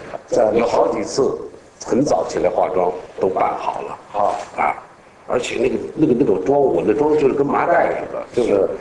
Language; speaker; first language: Chinese; native; Chinese